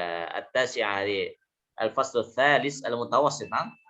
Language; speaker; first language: Arabic; non-native, fluent; Indonesian